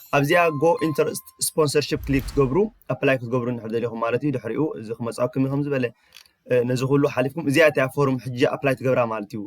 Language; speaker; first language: Tigrinya; early bilingual, heritage; Tigrinya